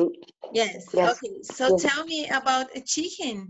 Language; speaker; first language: English; non-native, fluent; Portuguese